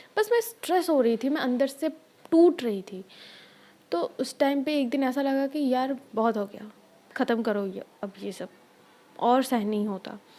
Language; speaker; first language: Hindi; non-native, local second language; Bangla